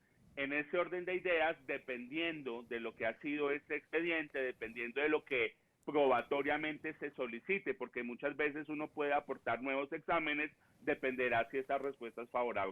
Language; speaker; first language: Spanish; native; Spanish